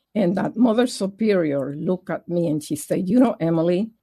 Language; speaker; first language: English; non-native, fluent; Spanish